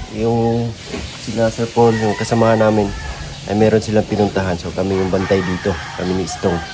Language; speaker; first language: Filipino; non-native, local second language; Cebuano